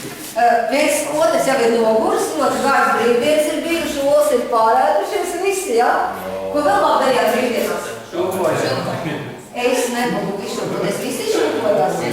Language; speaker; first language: Latvian; native; Latvian